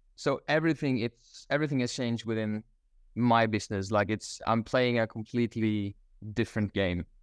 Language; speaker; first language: English; non-native, fluent; Swedish